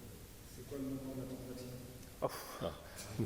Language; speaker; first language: French; native; French